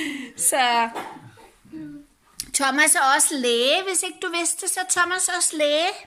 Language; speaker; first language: Danish; native; Danish